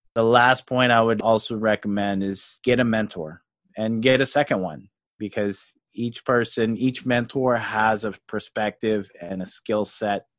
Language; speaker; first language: English; native; English